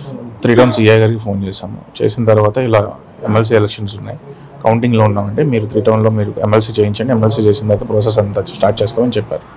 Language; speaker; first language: Telugu; native; Telugu